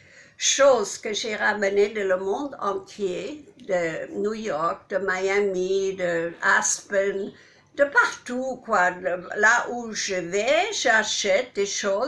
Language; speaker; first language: French; non-native, fluent; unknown